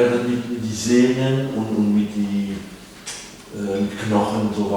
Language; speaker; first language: German; non-native, learner; French